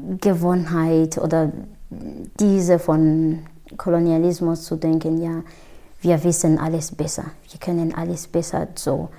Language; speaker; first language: German; non-native, fluent; Kinyarwanda